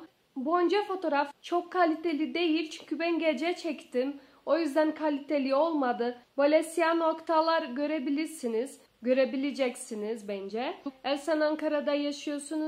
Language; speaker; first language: Turkish; non-native, learner; Portuguese